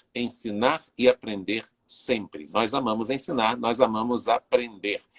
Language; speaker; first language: Portuguese; native; Portuguese